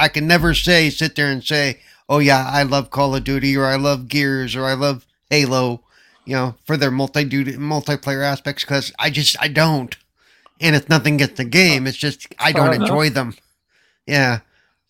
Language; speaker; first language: English; native; English